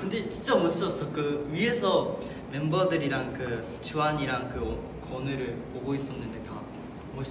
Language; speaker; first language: Korean; non-native, fluent; Japanese